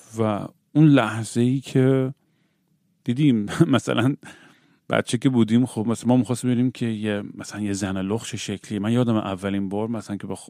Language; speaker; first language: Persian; native; Persian